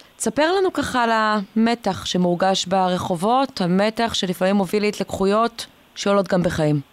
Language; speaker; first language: Hebrew; native; Hebrew